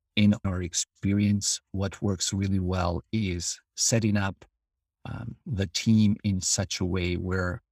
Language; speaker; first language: English; non-native, fluent; Albanian